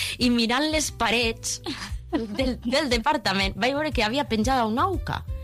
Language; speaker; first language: Catalan; native; Catalan